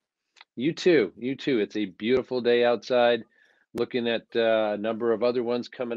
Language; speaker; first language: English; native; English